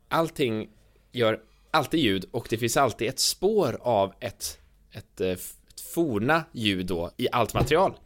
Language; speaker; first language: Swedish; native; Swedish